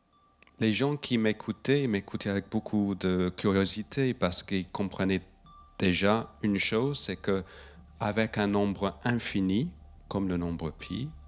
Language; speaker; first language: French; non-native, fluent; English